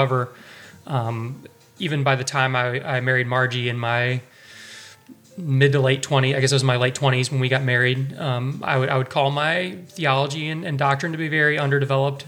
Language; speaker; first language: English; native; English